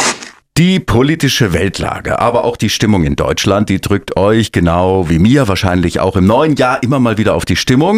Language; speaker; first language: German; native; German